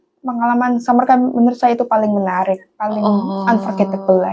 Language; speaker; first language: Indonesian; non-native, local second language; English